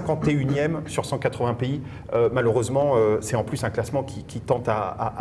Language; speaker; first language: French; native; French